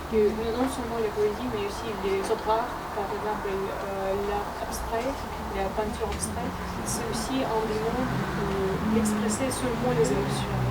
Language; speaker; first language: French; non-native, fluent; Russian